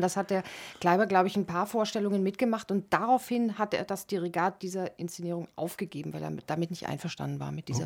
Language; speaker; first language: German; native; German